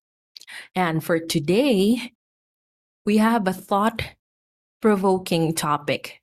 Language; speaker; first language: English; non-native, local second language; Filipino